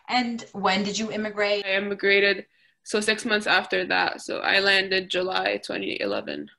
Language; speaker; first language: English; early bilingual, other home language; Arabic